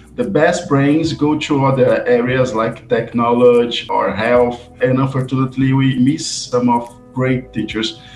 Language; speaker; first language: English; non-native, fluent; Portuguese